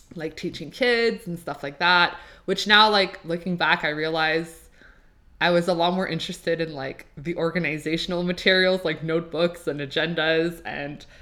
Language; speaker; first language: English; non-native, fluent; French